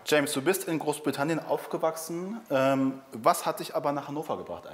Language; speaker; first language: German; native; German